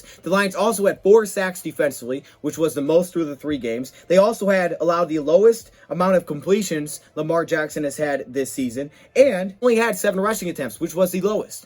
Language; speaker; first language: English; native; English